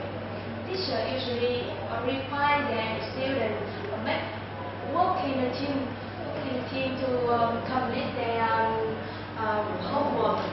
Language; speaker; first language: English; non-native, learner; Vietnamese